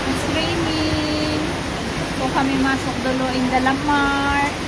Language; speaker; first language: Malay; non-native, learner; Filipino